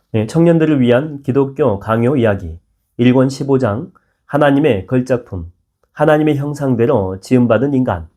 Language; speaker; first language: Korean; native; Korean